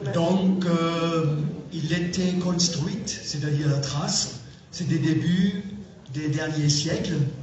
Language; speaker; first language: French; non-native, fluent; German